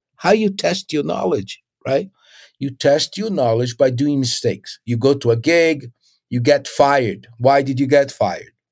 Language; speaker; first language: English; non-native, fluent; Portuguese